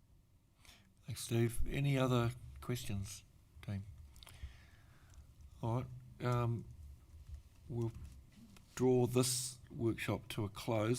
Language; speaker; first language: English; native; English